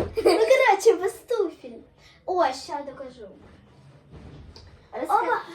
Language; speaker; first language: Ukrainian; non-native, local second language; Russian